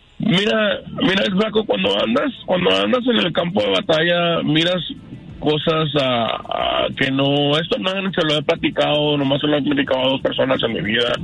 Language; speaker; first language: Spanish; early bilingual, heritage; Spanish